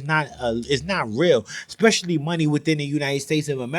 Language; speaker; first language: English; native; English